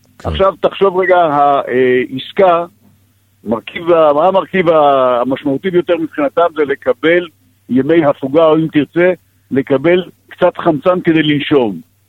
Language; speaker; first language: Hebrew; native; Hebrew